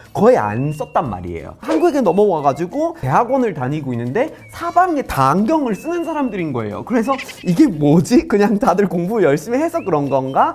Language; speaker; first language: Korean; non-native, fluent; English